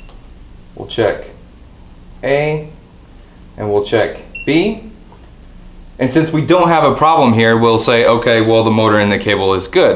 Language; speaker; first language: English; native; English